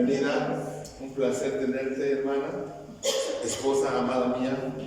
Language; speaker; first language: Spanish; native; Spanish